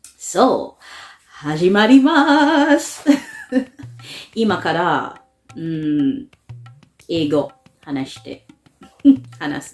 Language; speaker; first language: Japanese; non-native, learner; English